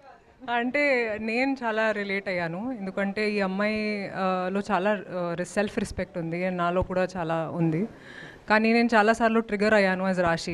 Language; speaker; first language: Telugu; non-native, fluent; Hindi